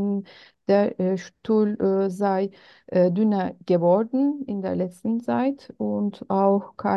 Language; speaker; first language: German; non-native, learner; Turkish